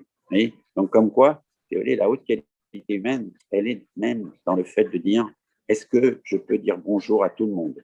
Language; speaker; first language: French; native; French